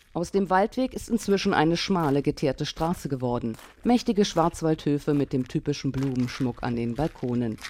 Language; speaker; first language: German; native; German